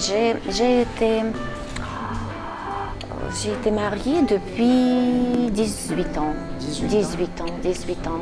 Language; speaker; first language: French; non-native, fluent; Russian